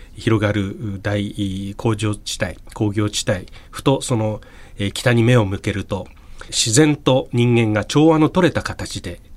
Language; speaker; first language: Japanese; native; Japanese